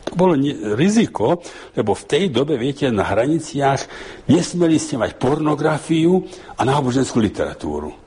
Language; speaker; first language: Slovak; non-native, local second language; Hungarian